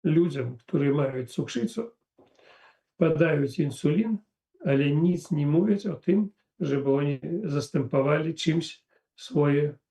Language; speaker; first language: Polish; non-native, fluent; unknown